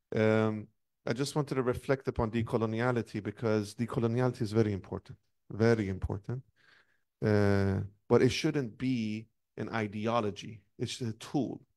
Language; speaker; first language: English; non-native, fluent; Persian